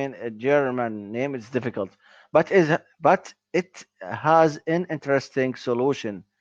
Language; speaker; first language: English; non-native, learner; Arabic